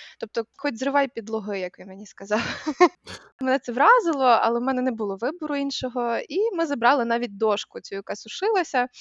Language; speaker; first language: Ukrainian; native; Ukrainian